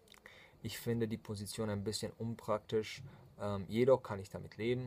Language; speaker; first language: German; non-native, fluent; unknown